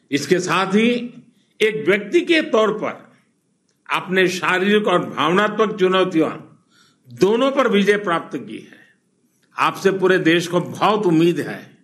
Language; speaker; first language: Hindi; non-native, local second language; Gujarati